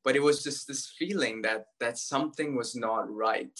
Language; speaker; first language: English; native; English